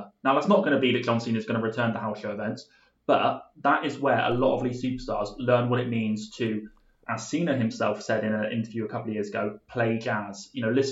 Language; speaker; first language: English; native; English